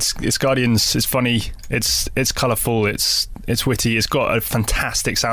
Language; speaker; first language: English; native; English